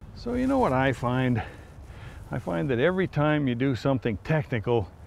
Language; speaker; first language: English; native; English